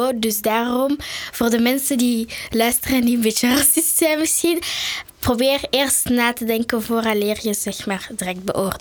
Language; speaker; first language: Dutch; early bilingual, other home language; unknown